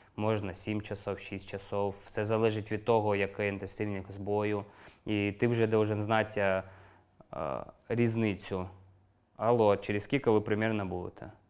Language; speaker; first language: Ukrainian; non-native, local second language; Russian